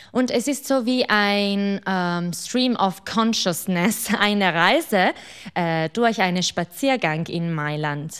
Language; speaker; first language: German; non-native, local second language; Italian